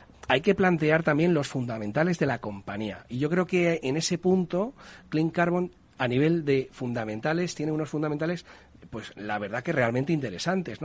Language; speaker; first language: Spanish; native; Spanish